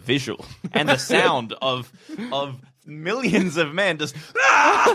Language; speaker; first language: English; native; English